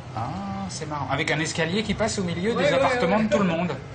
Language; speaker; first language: French; native; French